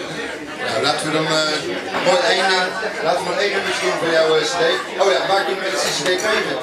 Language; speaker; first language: Dutch; native; Dutch